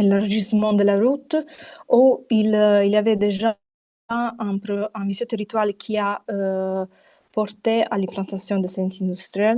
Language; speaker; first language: French; non-native, fluent; Italian